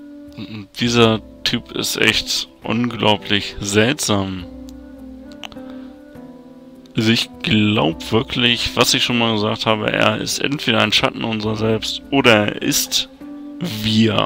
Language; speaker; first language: German; native; German